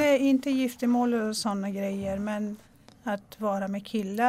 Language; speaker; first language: Swedish; non-native, fluent; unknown